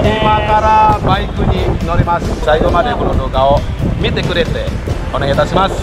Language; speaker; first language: Japanese; non-native, learner; Indonesian